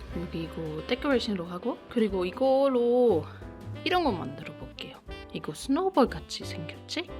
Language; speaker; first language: Korean; early bilingual, heritage; German